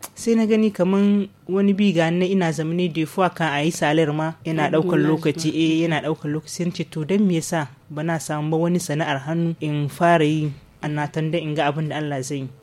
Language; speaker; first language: Hausa; native; Hausa